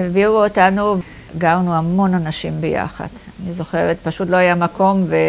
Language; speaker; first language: Hebrew; non-native, fluent; Polish